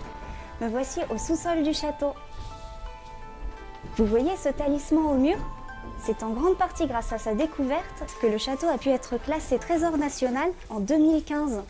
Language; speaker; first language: French; native; French